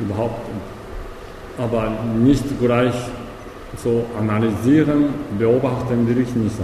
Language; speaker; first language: German; non-native, learner; Japanese